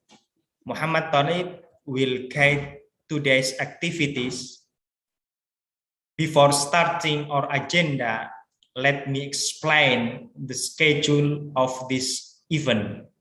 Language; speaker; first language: English; non-native, learner; Indonesian